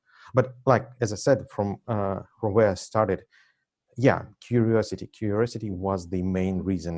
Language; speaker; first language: English; non-native, fluent; Russian